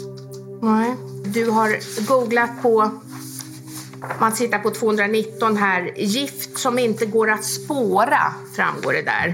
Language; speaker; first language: Swedish; native; Swedish